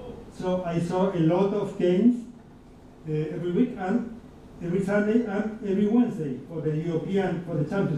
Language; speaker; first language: English; non-native, fluent; Spanish